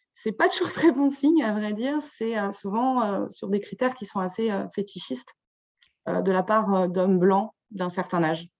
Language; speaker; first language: French; native; French